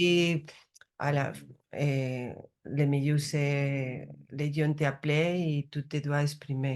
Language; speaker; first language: French; non-native, learner; Spanish